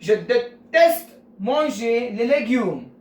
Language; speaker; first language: French; non-native, fluent; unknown